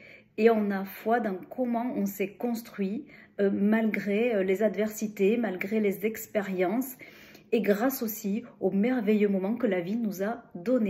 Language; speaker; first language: French; native; French